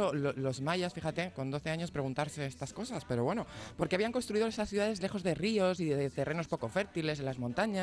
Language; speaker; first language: Spanish; native; Spanish